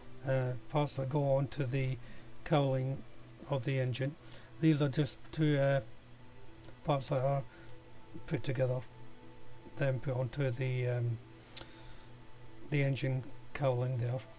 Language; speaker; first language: English; native; English